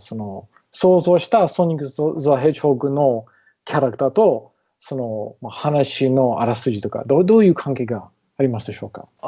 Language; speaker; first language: Japanese; non-native, learner; English